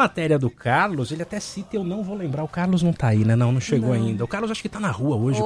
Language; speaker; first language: Portuguese; native; Portuguese